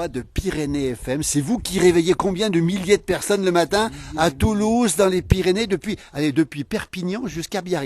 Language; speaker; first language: French; native; French